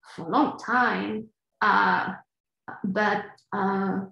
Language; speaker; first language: English; non-native, fluent; French